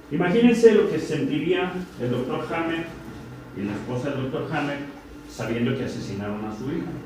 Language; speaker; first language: Spanish; native; Spanish